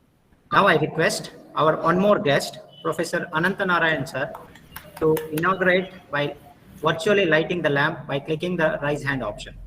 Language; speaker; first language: English; non-native, local second language; Kannada